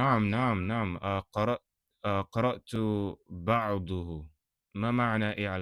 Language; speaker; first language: Arabic; non-native, learner; English